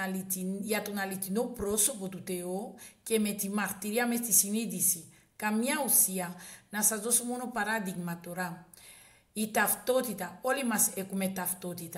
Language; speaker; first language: Greek; non-native, learner; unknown